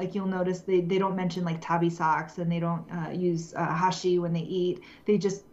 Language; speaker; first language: English; native; English